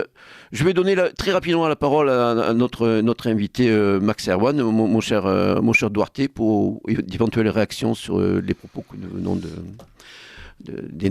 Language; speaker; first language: French; native; French